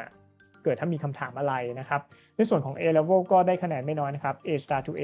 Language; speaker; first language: Thai; native; Thai